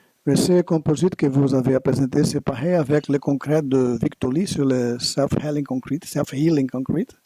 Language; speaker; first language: French; non-native, learner; Portuguese